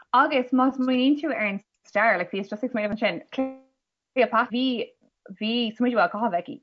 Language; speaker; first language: Irish; non-native, local second language; English